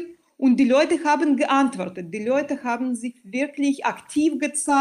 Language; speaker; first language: German; non-native, fluent; Russian